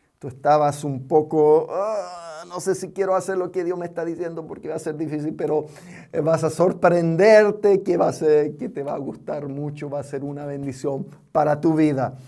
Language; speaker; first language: Spanish; non-native, fluent; English